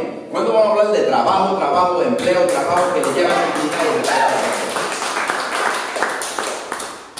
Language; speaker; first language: Spanish; early bilingual, other home language; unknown